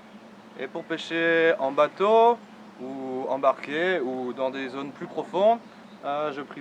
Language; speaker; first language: French; native; French